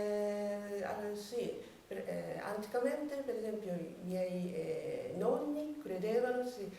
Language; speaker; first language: Italian; non-native, learner; Japanese